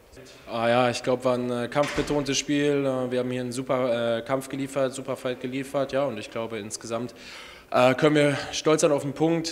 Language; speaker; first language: German; native; German